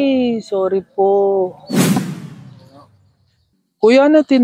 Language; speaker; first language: Filipino; non-native, learner; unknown